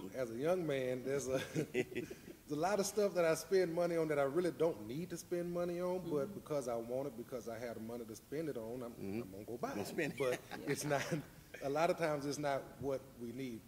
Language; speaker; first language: English; native; English